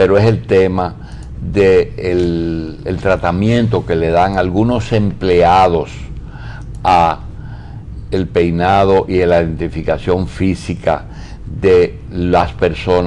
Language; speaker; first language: Spanish; native; Spanish